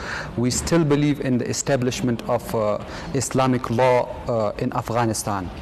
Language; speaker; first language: English; non-native, fluent; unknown